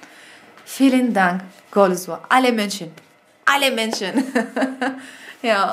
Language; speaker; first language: German; non-native, learner; Arabic